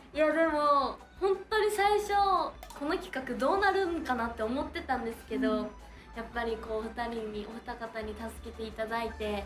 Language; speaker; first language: Japanese; native; Japanese